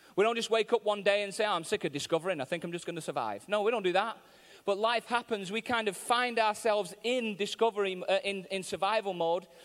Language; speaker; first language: English; native; English